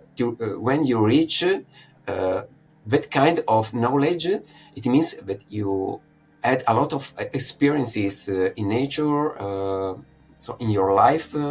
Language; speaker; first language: English; non-native, fluent; Italian